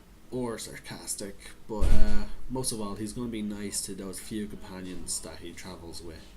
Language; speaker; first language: English; native; English